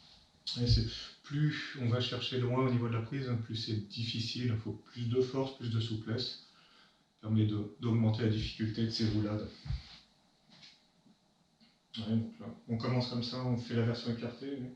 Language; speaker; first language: French; native; French